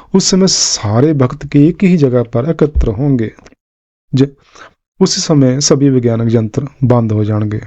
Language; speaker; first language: Hindi; non-native, local second language; Punjabi